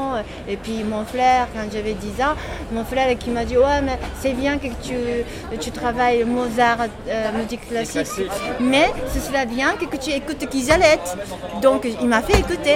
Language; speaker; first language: French; non-native, learner; Japanese